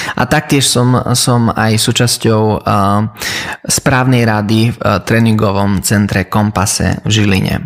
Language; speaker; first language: Slovak; early bilingual, heritage; Slovak